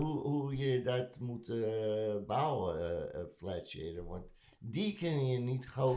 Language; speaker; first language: Dutch; non-native, learner; English